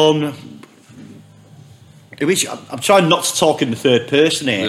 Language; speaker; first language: English; native; English